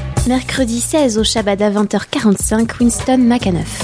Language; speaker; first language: French; native; French